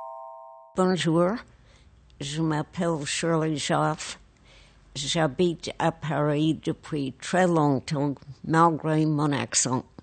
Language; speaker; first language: French; non-native, fluent; English